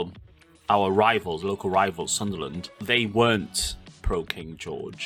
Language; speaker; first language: English; native; English